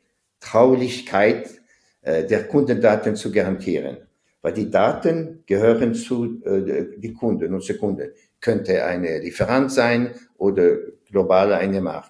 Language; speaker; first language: German; non-native, fluent; French